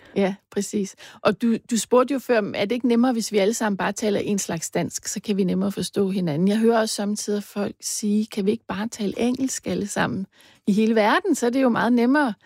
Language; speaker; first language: Danish; native; Danish